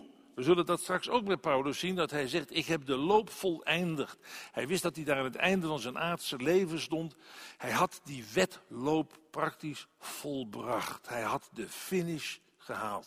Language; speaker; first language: Dutch; native; Dutch